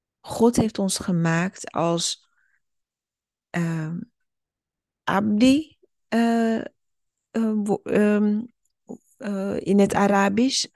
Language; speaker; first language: Dutch; early bilingual, other home language; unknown